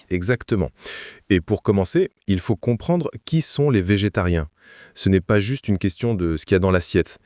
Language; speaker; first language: French; native; French